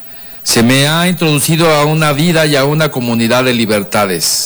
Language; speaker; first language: Spanish; native; Spanish